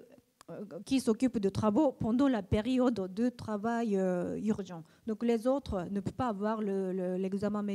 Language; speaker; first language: French; non-native, learner; Japanese